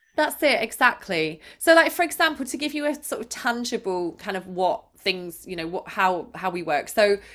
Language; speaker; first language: English; native; English